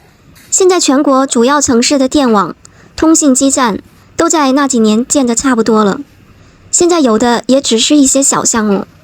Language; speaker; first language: Chinese; native; Chinese